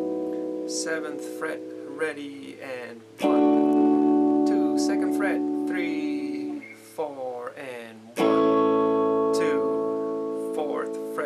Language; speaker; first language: English; native; English